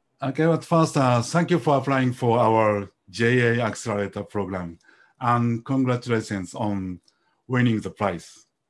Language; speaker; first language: English; non-native, fluent; Japanese